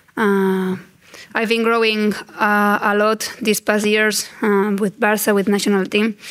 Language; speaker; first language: English; non-native, learner; Spanish